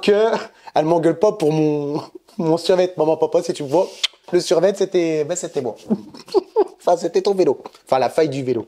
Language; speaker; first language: French; native; French